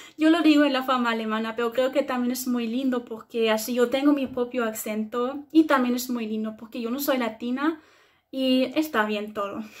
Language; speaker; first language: Spanish; non-native, fluent; German